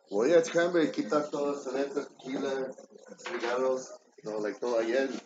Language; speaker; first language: Spanish; early bilingual, heritage; English